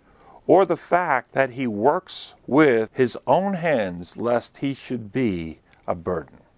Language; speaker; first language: English; native; English